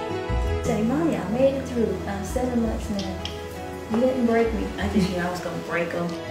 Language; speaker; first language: English; native; English